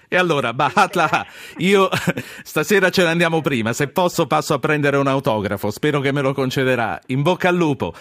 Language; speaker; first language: Italian; native; Italian